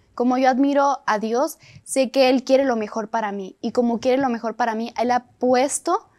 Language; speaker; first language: Spanish; native; Spanish